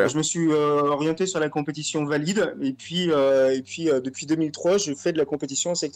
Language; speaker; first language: French; native; French